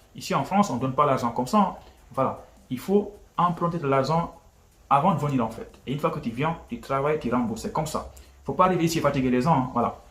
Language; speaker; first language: French; non-native, local second language; Wolof